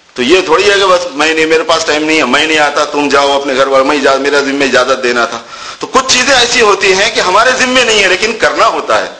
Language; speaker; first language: Urdu; native; Urdu